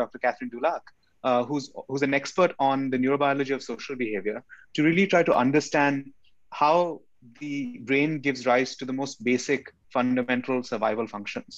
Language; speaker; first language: English; non-native, local second language; Hindi